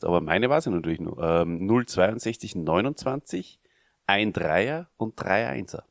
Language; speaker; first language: German; native; German